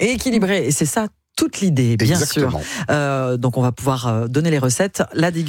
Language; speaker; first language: French; native; French